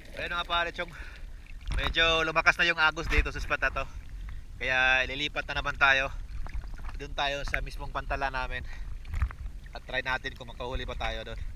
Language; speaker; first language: Filipino; non-native, local second language; Cebuano